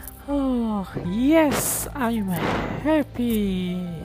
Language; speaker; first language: English; non-native, learner; Indonesian